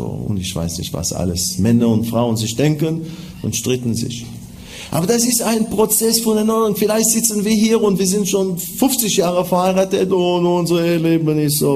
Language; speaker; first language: German; non-native, fluent; Hebrew